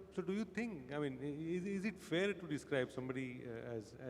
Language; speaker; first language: English; non-native, local second language; Marathi